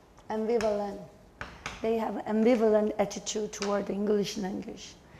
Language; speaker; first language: English; non-native, fluent; Korean